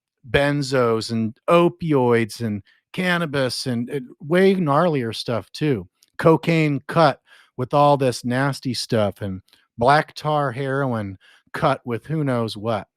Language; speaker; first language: English; native; English